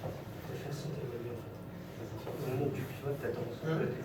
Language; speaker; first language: French; native; French